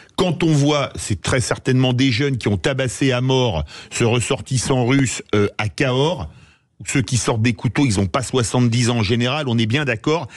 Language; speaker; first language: French; native; French